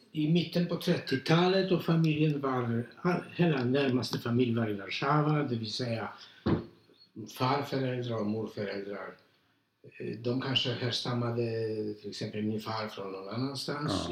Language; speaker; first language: Swedish; non-native, fluent; Polish